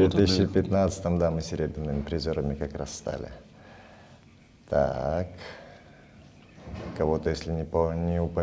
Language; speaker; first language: Russian; native; Russian